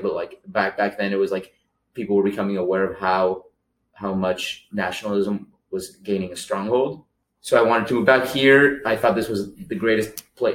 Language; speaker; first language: English; early bilingual, other home language; Spanish